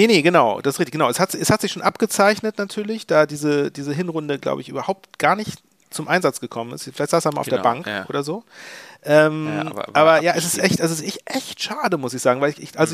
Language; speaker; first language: German; native; German